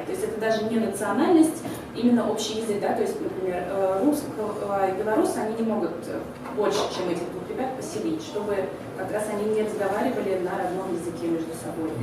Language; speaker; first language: Russian; native; Russian